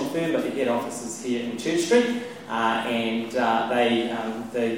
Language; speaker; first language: English; native; English